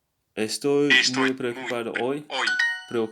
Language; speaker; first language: Spanish; non-native, learner; English